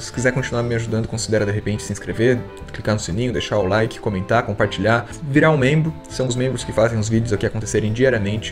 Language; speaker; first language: Portuguese; native; Portuguese